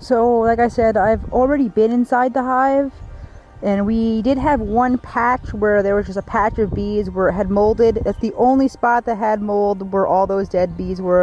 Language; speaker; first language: English; native; English